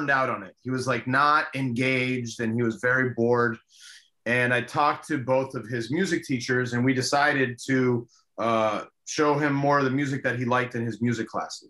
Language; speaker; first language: English; early bilingual, other home language; Spanish